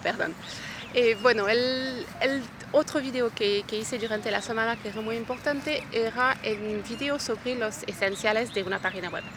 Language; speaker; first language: Spanish; non-native, fluent; French